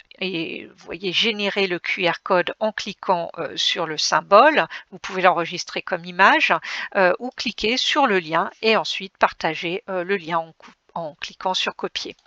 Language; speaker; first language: French; native; French